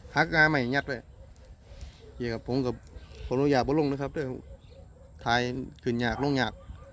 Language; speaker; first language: Thai; native; Thai